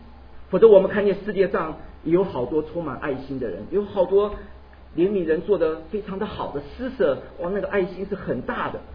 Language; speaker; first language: Chinese; native; Chinese